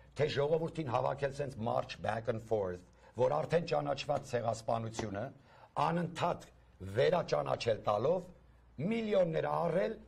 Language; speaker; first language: Armenian; early bilingual, heritage; Armenian